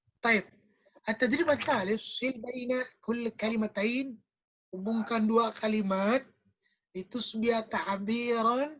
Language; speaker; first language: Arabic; non-native, fluent; Indonesian